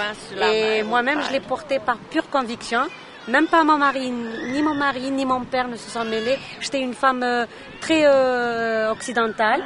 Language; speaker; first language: French; non-native, local second language; Arabic